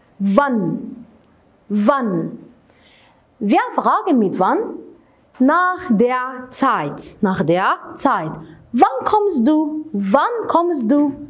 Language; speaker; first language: German; non-native, fluent; Arabic